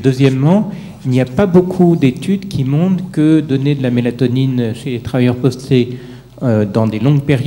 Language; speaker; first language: French; native; French